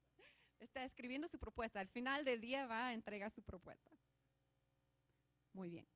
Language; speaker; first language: Spanish; non-native, fluent; English